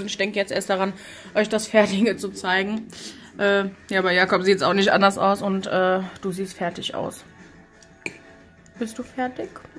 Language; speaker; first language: German; native; German